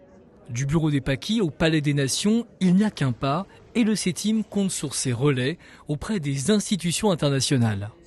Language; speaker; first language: French; native; French